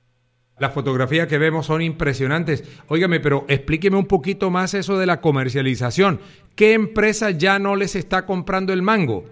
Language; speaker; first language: Spanish; native; Spanish